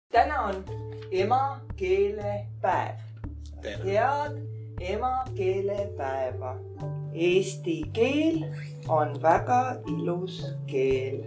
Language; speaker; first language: Estonian; non-native, learner; English